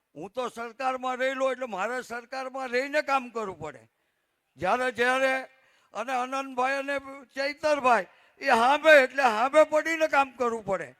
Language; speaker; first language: Gujarati; non-native, local second language; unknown